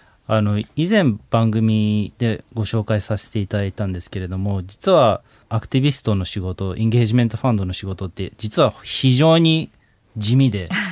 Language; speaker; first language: Japanese; native; Japanese